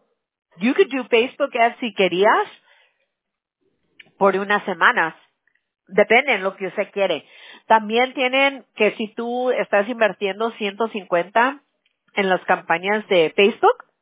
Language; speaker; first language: Spanish; early bilingual, heritage; Spanish